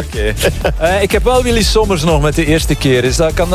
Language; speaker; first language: Dutch; native; Dutch